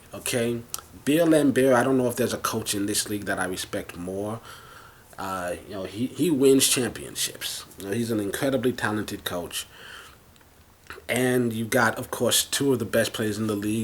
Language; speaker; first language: English; native; English